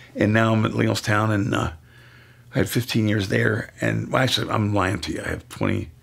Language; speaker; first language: English; native; English